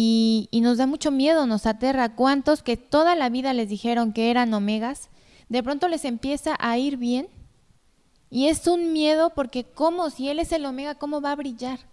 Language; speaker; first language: Spanish; native; Spanish